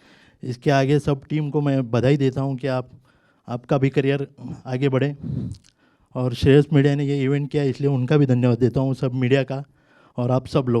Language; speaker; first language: Hindi; non-native, local second language; Marathi